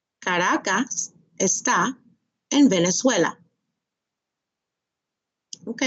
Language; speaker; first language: Spanish; non-native, fluent; English